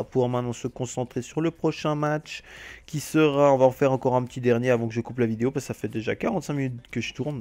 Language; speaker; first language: French; native; French